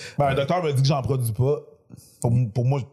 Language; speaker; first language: French; native; French